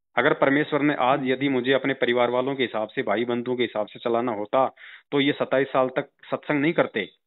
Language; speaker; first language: Hindi; native; Hindi